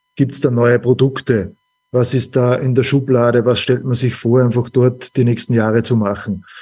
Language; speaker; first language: German; native; German